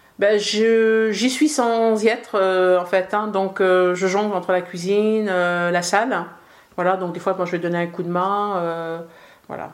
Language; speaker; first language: French; early bilingual, other home language; Arabic